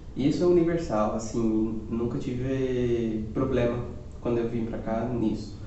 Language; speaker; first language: Portuguese; non-native, fluent; Spanish